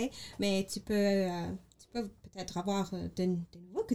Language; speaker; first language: French; non-native, learner; English